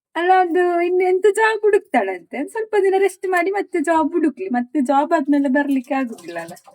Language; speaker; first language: Kannada; native; Kannada